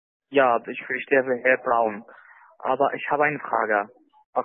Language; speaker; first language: German; non-native, learner; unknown